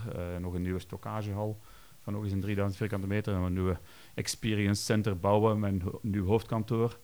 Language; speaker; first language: Dutch; native; Dutch